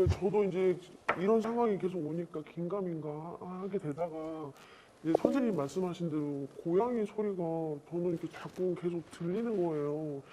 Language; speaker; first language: Korean; native; Korean